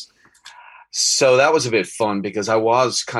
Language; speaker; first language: English; native; English